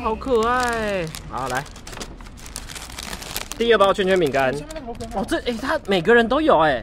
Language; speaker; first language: Chinese; native; Chinese